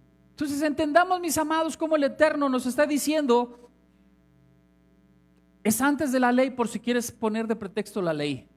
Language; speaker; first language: Spanish; native; Spanish